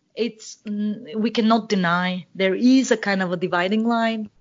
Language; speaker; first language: English; non-native, fluent; Bulgarian